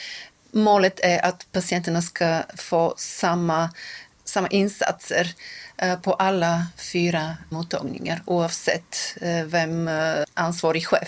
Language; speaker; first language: Swedish; non-native, local second language; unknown